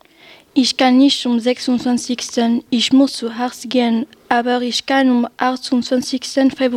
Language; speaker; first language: German; non-native, learner; French